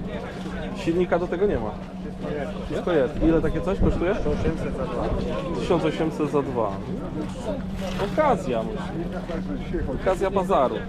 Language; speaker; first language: Polish; native; Polish